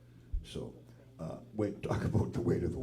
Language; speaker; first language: English; native; English